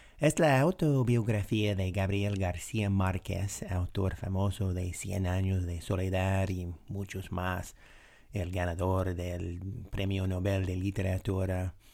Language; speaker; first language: Spanish; non-native, fluent; English